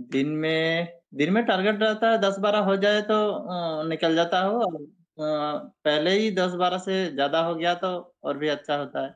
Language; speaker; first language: Hindi; non-native, local second language; Bangla